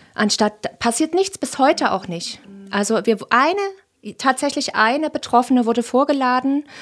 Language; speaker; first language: German; native; German